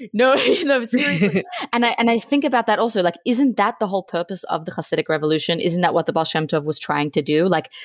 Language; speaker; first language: English; native; English